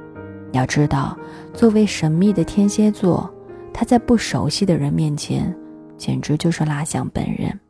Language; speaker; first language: Chinese; native; Chinese